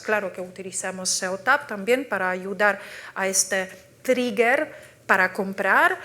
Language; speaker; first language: Spanish; non-native, fluent; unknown